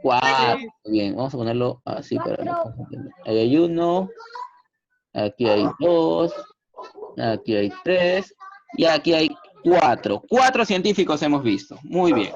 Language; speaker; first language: Spanish; native; Spanish